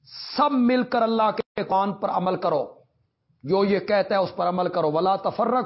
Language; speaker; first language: Urdu; non-native, local second language; Punjabi